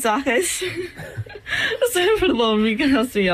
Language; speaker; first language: Spanish; non-native, learner; English